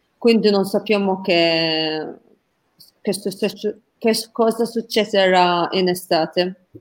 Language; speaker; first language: Italian; non-native, fluent; Maltese